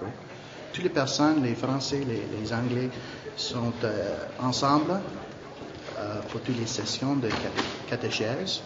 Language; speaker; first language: French; non-native, local second language; English